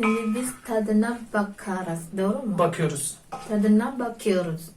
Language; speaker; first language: Turkish; non-native, learner; Indonesian